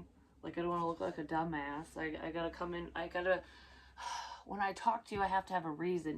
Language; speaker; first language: English; native; English